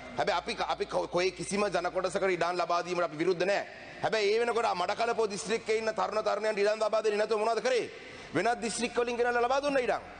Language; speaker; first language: Sinhala; non-native, local second language; Tamil